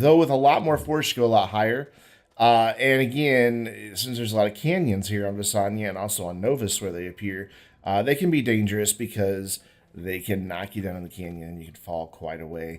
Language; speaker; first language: English; native; English